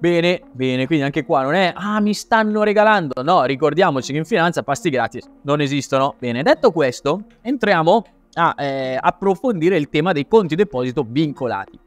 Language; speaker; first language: Italian; native; Italian